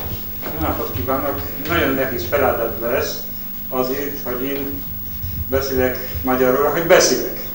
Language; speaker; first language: Hungarian; non-native, learner; Polish